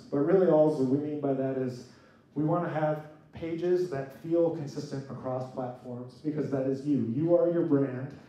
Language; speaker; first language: English; native; English